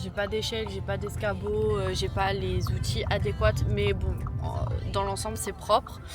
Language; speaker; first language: French; native; French